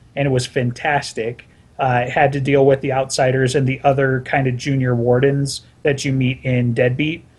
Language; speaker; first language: English; native; English